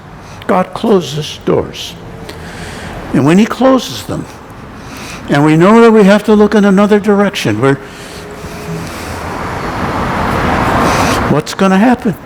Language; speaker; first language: English; native; English